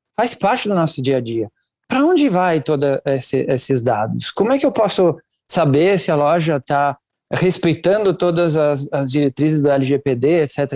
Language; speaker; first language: Portuguese; non-native, fluent; Italian